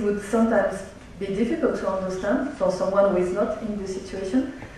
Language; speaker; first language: English; non-native, fluent; French